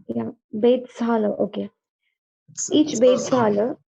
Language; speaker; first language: German; non-native, learner; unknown